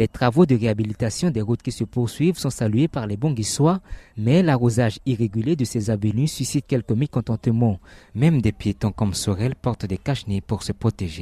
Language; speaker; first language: French; non-native, local second language; Sango